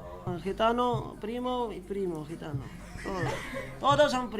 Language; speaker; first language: Spanish; non-native, learner; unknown